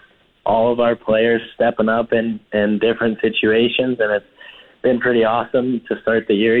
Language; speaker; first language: English; native; English